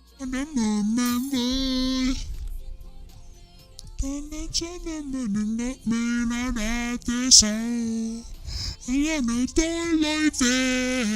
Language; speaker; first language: Vietnamese; early bilingual, heritage; English